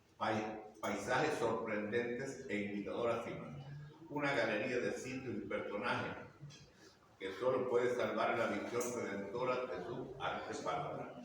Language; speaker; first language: Spanish; native; Spanish